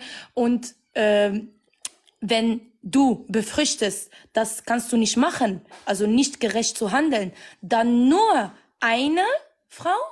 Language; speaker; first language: German; non-native, fluent; Arabic